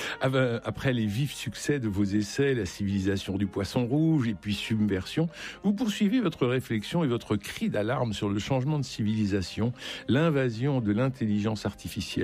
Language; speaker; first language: French; native; French